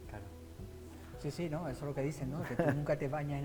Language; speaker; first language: Spanish; native; Spanish